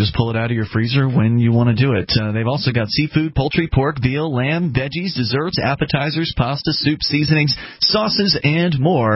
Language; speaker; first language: English; native; English